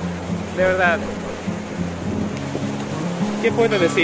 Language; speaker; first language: Spanish; non-native, learner; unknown